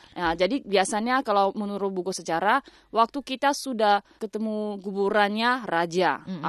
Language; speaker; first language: Indonesian; non-native, fluent; Chinese